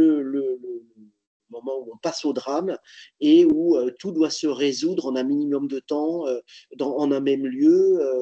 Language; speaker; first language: French; native; French